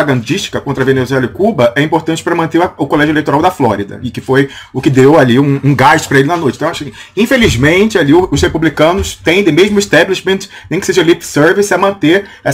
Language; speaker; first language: Portuguese; native; Portuguese